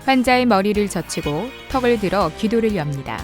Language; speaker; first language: Korean; non-native, fluent; Vietnamese